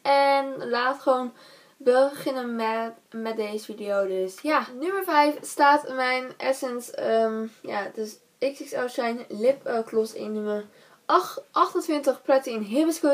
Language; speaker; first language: Dutch; native; Dutch